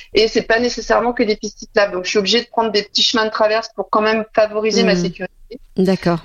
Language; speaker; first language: French; native; French